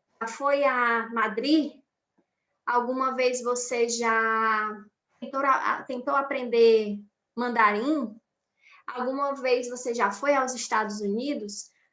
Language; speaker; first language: Portuguese; native; Portuguese